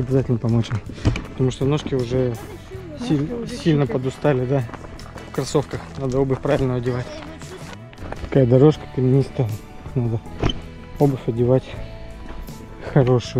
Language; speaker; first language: Russian; native; Russian